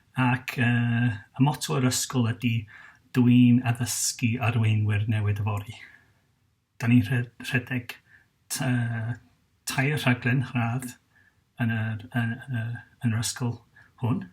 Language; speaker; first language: Welsh; non-native, local second language; English